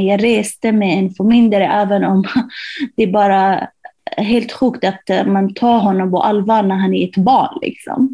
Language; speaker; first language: Swedish; non-native, fluent; Arabic